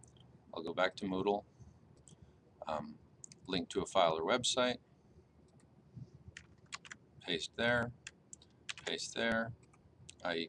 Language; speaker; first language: English; native; English